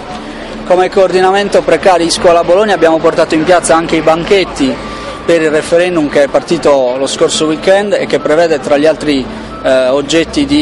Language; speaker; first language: Italian; native; Italian